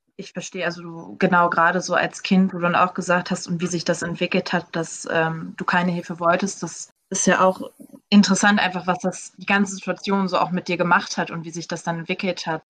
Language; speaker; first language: German; native; German